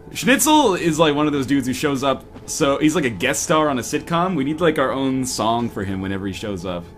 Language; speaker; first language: English; native; English